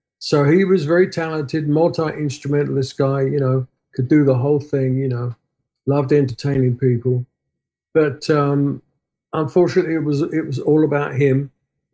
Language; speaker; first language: English; native; English